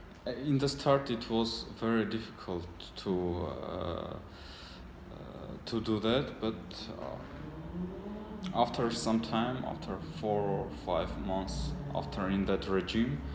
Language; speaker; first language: English; non-native, learner; Armenian